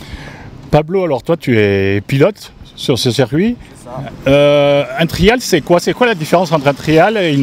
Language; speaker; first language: French; native; French